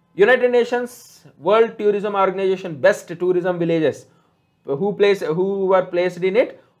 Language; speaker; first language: English; non-native, local second language; Telugu